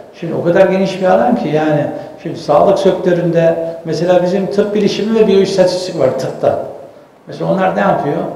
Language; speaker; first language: Turkish; native; Turkish